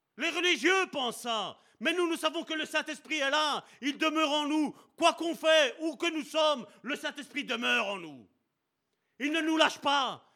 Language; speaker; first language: French; early bilingual, other home language; Italian